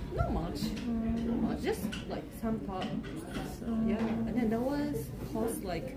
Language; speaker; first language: English; non-native, learner; Japanese